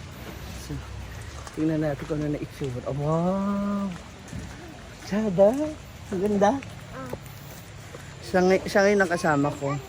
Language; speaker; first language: Filipino; non-native, local second language; Cebuano